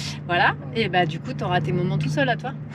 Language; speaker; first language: French; native; French